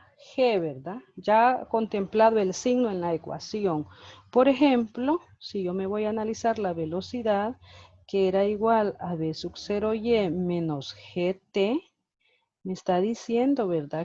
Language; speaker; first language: Spanish; native; Spanish